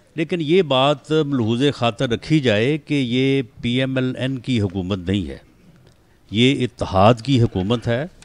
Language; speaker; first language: Urdu; non-native, local second language; Punjabi